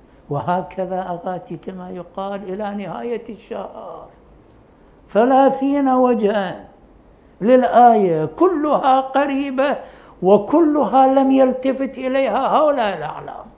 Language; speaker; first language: Arabic; native; Arabic